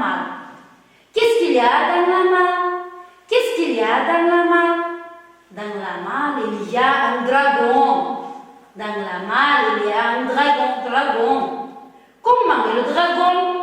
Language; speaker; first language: French; non-native, fluent; Uzbek